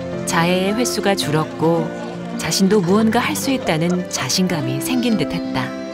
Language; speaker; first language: Korean; native; Korean